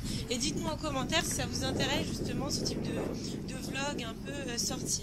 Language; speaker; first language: French; native; French